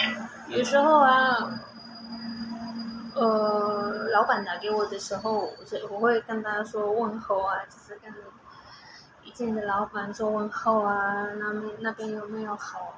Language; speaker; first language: Chinese; non-native, learner; Indonesian